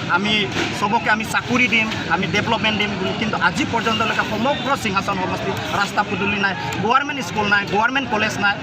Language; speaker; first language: Assamese; non-native, local second language; Karbi